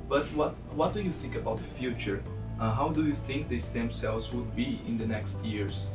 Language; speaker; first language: English; non-native, fluent; Portuguese